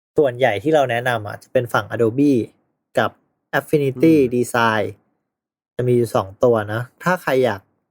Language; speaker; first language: Thai; native; Thai